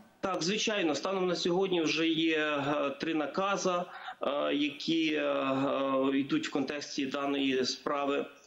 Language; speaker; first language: Ukrainian; native; Ukrainian